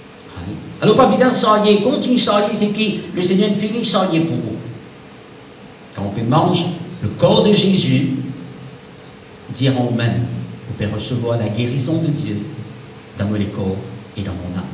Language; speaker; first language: French; non-native, local second language; Morisyen